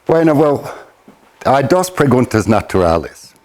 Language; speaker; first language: Spanish; non-native, fluent; English